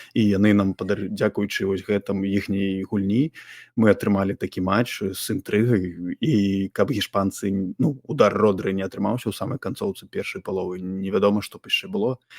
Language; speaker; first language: Belarusian; non-native, local second language; Russian